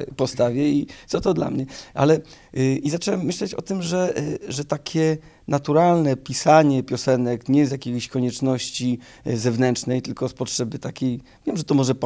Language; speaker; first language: Polish; native; Polish